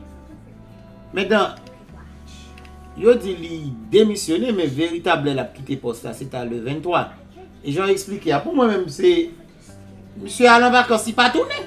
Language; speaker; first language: Haitian Creole; native; Haitian Creole